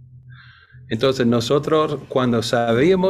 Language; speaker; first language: Spanish; non-native, fluent; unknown